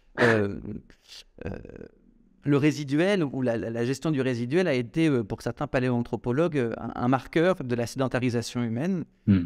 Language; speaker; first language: French; native; French